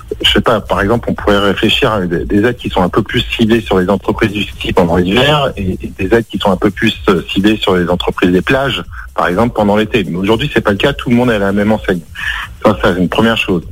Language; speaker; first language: French; native; French